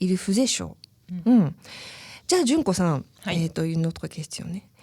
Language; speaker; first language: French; non-native, fluent; Japanese